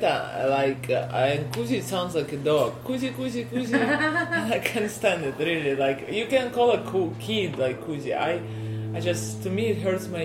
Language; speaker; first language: English; non-native, fluent; Russian